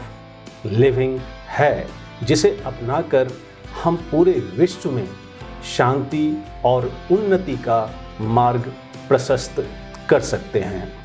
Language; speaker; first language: Hindi; native; Hindi